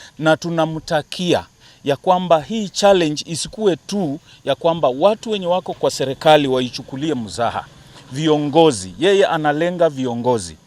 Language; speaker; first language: Swahili; non-native, local second language; Luyia